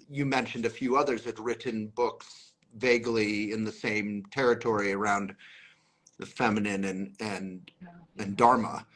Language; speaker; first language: English; native; English